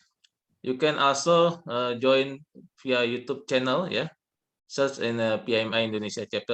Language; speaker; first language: English; non-native, learner; Indonesian